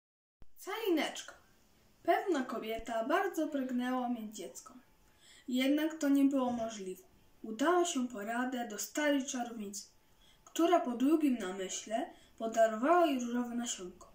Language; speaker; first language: Polish; native; Polish